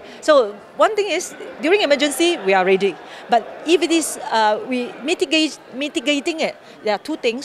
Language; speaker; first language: English; non-native, local second language; Chinese